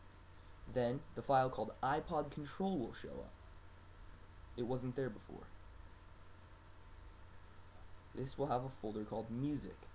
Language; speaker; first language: English; native; English